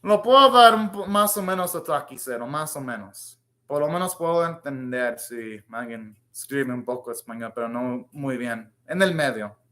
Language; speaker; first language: Spanish; non-native, learner; English